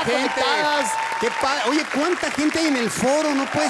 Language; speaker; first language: Spanish; native; Spanish